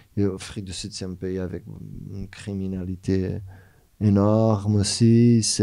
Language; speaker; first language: French; non-native, fluent; Portuguese